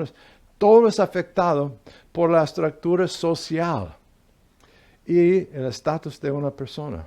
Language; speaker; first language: Spanish; non-native, fluent; English